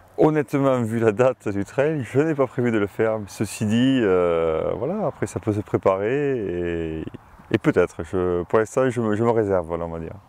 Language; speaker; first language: French; native; French